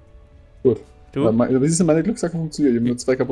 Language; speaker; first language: German; native; German